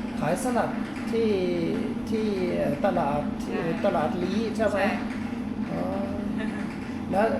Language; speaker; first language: Thai; non-native, fluent; Norwegian